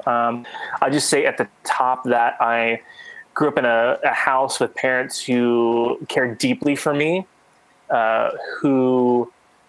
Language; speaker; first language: English; native; English